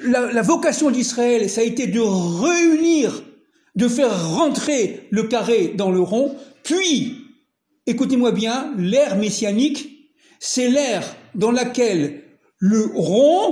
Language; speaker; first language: French; native; French